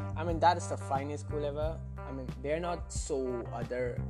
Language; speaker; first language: English; non-native, local second language; Manipuri